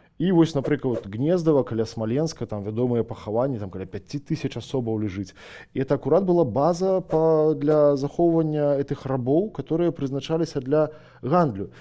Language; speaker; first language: Belarusian; non-native, local second language; Russian